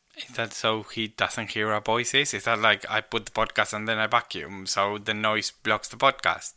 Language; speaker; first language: English; non-native, fluent; Spanish